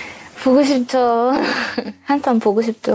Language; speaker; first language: Korean; non-native, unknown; Arabic